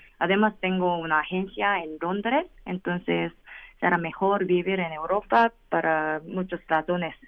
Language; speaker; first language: Spanish; non-native, learner; Korean